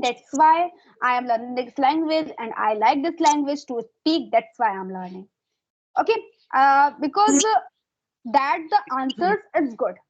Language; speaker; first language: English; non-native, fluent; Hindi